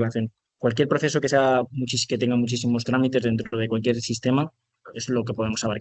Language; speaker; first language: Spanish; native; Spanish